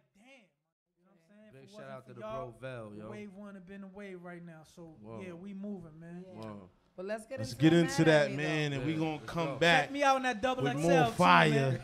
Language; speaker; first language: English; native; English